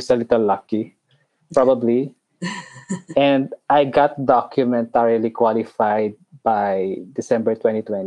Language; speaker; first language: English; non-native, local second language; Pampanga